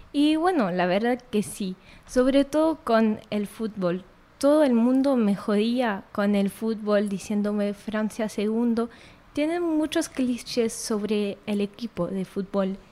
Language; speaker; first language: Spanish; non-native, fluent; French